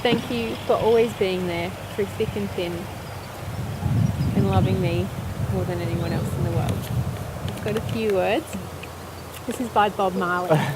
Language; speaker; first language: English; native; English